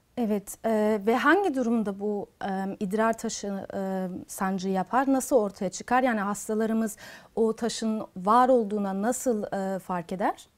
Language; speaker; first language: Turkish; early bilingual, heritage; Turkish